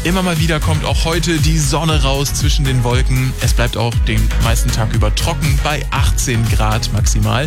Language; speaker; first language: German; native; German